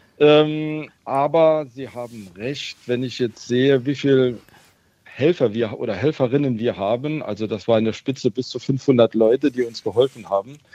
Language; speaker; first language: German; native; German